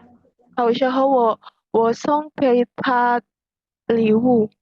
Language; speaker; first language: Chinese; non-native, learner; Indonesian